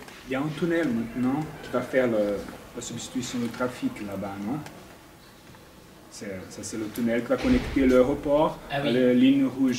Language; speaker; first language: French; non-native, fluent; Portuguese